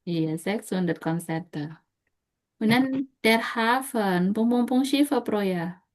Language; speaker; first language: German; non-native, fluent; Indonesian